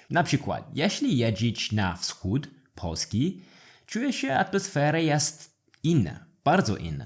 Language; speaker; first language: Polish; non-native, learner; English